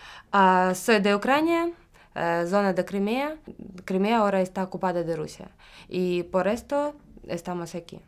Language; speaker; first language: Spanish; non-native, learner; Ukrainian